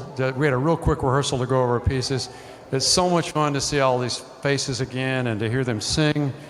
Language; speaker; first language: English; native; English